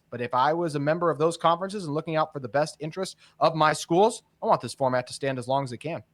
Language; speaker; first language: English; native; English